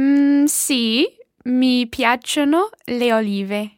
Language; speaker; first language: Italian; non-native, learner; English